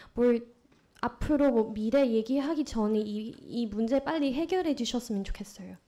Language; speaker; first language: Korean; non-native, fluent; Vietnamese